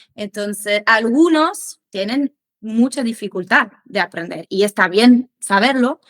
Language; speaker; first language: Spanish; non-native, fluent; German